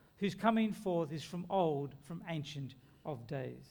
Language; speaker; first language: English; native; English